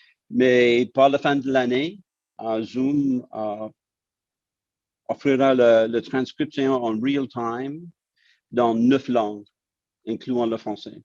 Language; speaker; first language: French; non-native, local second language; English